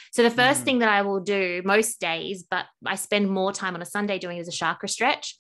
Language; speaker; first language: English; native; English